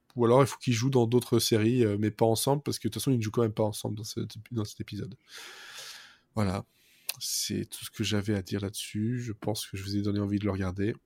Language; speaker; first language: French; native; French